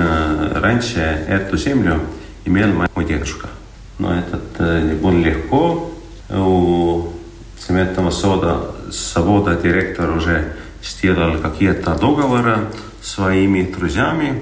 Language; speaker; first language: Russian; non-native, local second language; Estonian